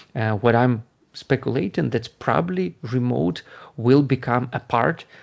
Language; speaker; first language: English; non-native, fluent; Ukrainian